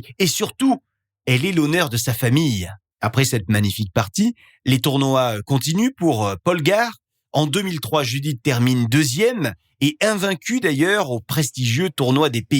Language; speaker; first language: French; native; French